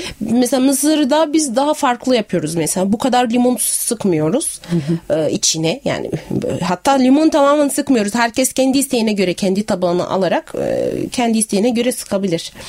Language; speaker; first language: Turkish; non-native, fluent; Arabic